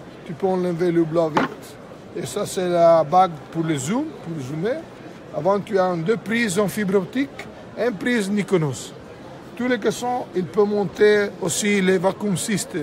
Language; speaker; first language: French; non-native, fluent; Italian